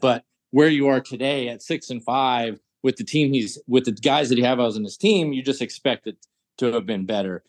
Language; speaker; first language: English; native; English